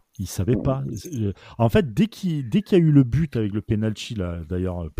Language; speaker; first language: French; native; French